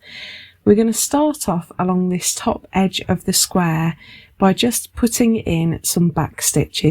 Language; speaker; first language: English; native; English